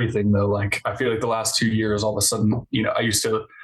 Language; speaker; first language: English; native; English